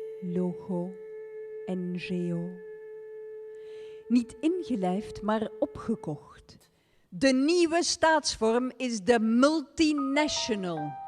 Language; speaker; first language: Dutch; native; Dutch